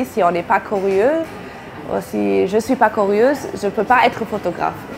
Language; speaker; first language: French; non-native, fluent; German